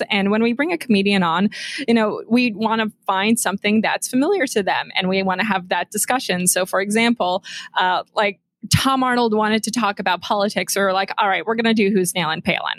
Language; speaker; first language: English; native; English